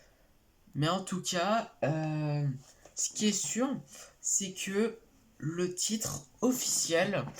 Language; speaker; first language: French; native; French